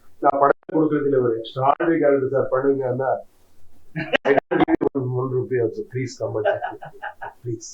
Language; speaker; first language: Tamil; non-native, learner; Kannada